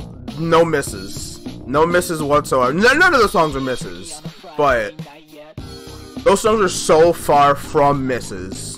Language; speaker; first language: English; native; English